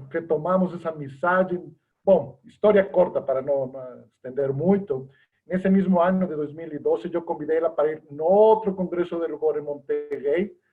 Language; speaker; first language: Portuguese; non-native, fluent; Spanish